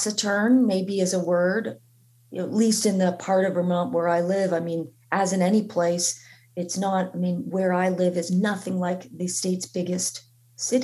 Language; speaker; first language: English; native; English